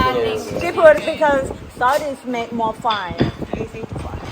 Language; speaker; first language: English; non-native, learner; Thai